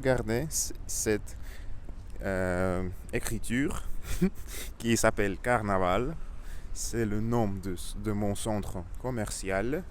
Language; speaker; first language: French; non-native, learner; Russian